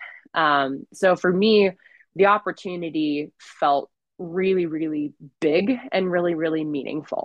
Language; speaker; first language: English; native; English